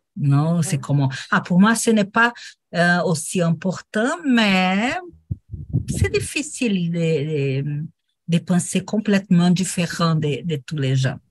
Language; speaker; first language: French; non-native, learner; Portuguese